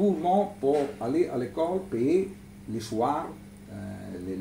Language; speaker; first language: French; non-native, learner; Italian